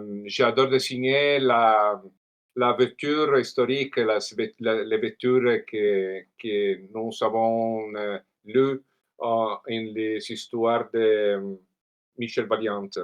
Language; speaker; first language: French; non-native, learner; Italian